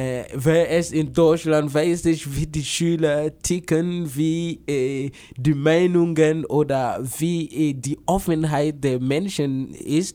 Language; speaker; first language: German; non-native, fluent; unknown